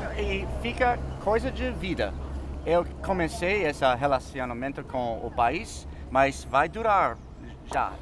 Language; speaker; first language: Portuguese; non-native, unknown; English